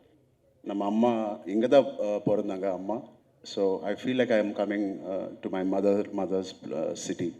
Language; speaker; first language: Tamil; non-native, local second language; Telugu